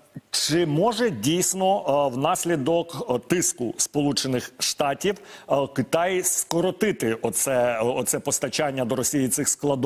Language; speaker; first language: Ukrainian; native; Ukrainian